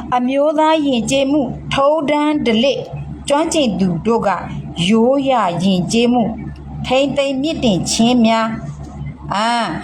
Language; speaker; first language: Burmese; non-native, local second language; S'gaw Karen